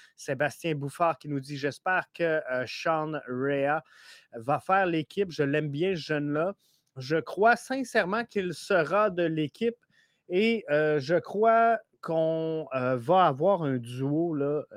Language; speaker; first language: French; native; French